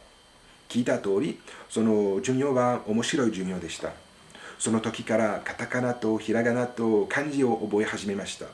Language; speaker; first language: Japanese; non-native, fluent; French